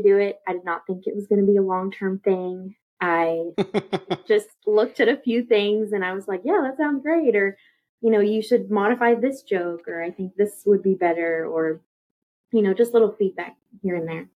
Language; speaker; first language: English; native; English